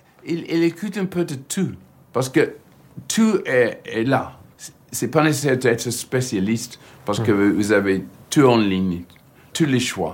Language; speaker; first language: French; non-native, learner; English